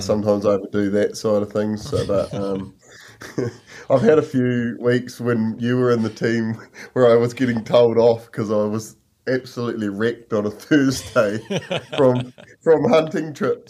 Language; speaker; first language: English; native; English